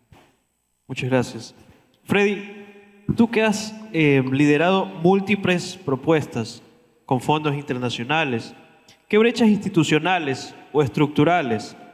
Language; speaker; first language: Spanish; native; Spanish